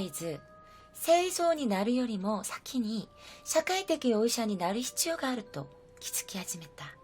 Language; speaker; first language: Japanese; non-native, fluent; Korean